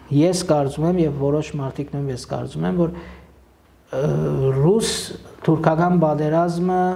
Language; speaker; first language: Armenian; early bilingual, heritage; Armenian